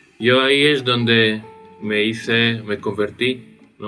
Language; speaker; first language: Spanish; non-native, fluent; Greek